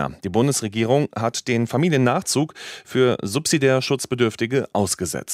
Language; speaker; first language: German; native; German